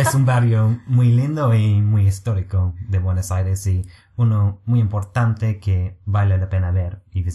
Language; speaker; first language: Spanish; non-native, fluent; English